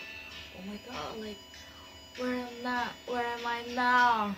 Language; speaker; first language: English; non-native, learner; Indonesian